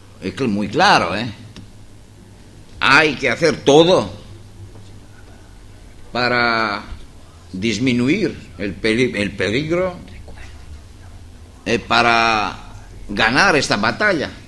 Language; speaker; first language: Spanish; non-native, fluent; Greek